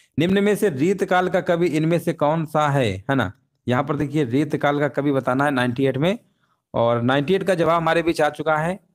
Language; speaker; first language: Hindi; native; Hindi